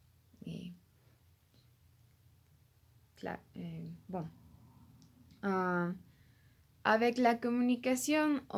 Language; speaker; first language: French; non-native, learner; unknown